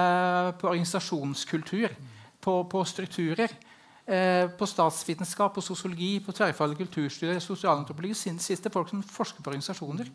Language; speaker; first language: Norwegian; native; Norwegian